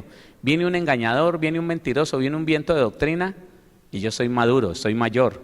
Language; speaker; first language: Spanish; native; Spanish